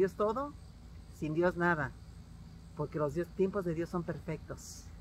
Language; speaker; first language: Spanish; native; Spanish